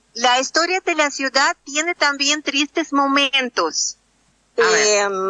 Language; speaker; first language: Spanish; non-native, fluent; Russian